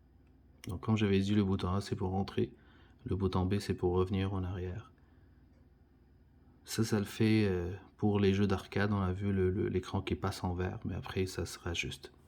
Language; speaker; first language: French; native; French